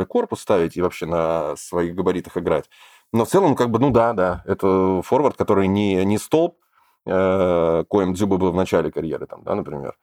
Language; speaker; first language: Russian; native; Russian